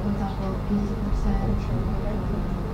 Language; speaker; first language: English; non-native, fluent; Russian